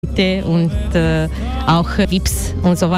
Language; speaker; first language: German; non-native, learner; Italian